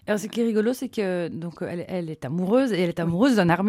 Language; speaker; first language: French; native; French